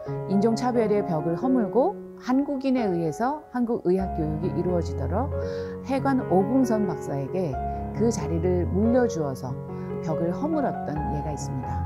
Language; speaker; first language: Korean; native; Korean